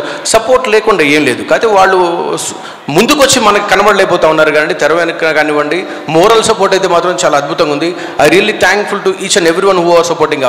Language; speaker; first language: Telugu; native; Telugu